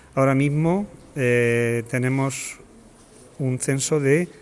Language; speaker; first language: Spanish; native; Spanish